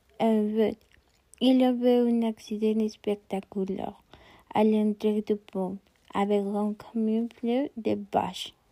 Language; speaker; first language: French; non-native, learner; Spanish